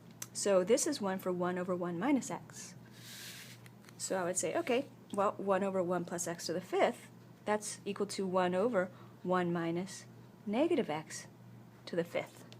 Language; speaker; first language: English; native; English